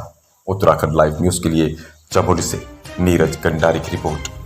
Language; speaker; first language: Hindi; native; Hindi